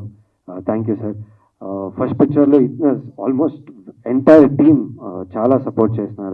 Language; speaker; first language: Telugu; non-native, learner; Kannada